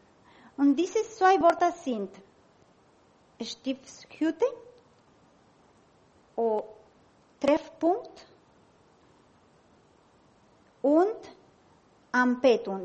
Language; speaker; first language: German; non-native, learner; Spanish